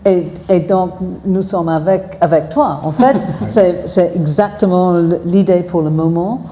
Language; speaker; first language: French; non-native, fluent; English